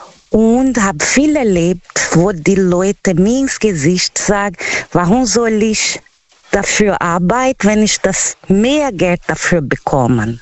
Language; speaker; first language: German; non-native, learner; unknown